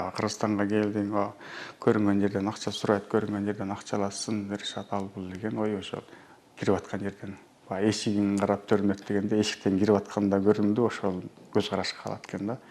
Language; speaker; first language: Kyrgyz; early bilingual, heritage; Kyrgyz